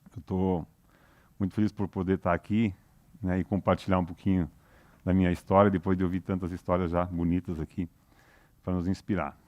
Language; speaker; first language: Portuguese; non-native, local second language; German